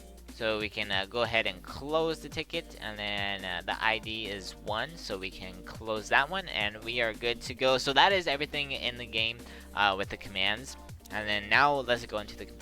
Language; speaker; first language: English; native; English